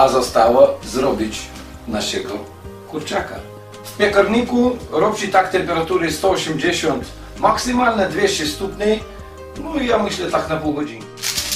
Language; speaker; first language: Polish; non-native, fluent; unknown